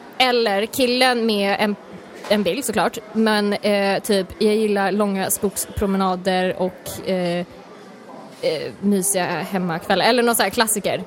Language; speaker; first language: Swedish; native; Swedish